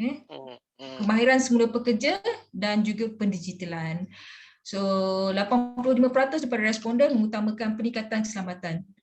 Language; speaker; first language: Malay; native; Malay